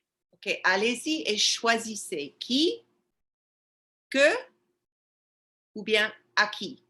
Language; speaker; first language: French; non-native, fluent; English